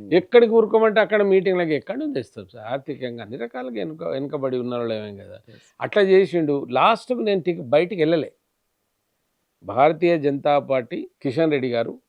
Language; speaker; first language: Telugu; non-native, local second language; Lambadi